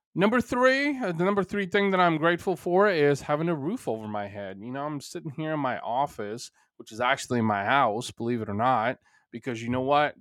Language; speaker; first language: English; early bilingual, other home language; Bulgarian